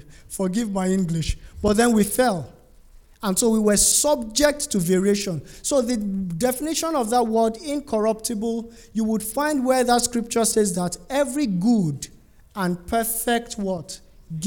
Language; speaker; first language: English; non-native, local second language; Yoruba